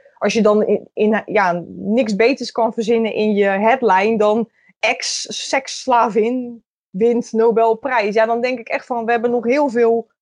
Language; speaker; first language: Dutch; native; Dutch